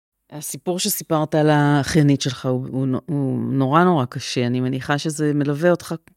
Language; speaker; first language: Hebrew; native; Hebrew